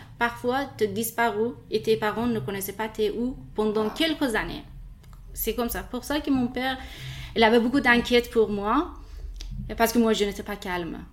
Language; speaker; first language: French; non-native, learner; Persian